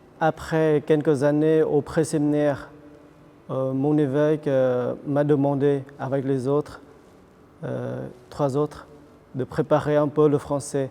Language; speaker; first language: French; non-native, fluent; Vietnamese